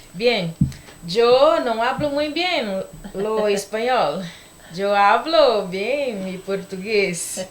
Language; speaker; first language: Spanish; non-native, learner; Portuguese